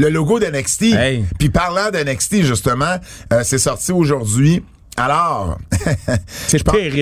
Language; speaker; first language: French; native; French